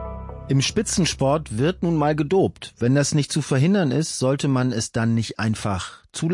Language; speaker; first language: German; native; German